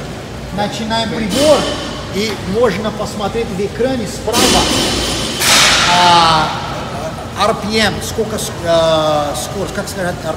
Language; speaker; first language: Russian; non-native, learner; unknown